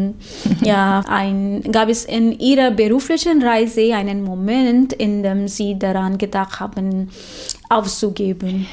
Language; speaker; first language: German; non-native, fluent; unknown